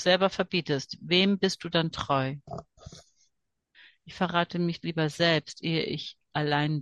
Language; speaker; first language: German; native; German